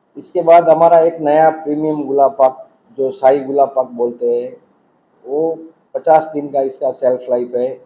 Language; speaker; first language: Hindi; non-native, local second language; Gujarati